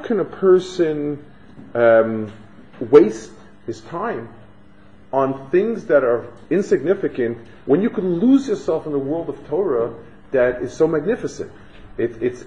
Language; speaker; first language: English; native; English